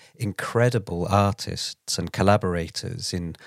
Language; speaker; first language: English; native; English